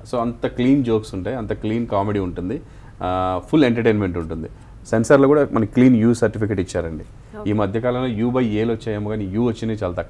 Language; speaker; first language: Telugu; native; Telugu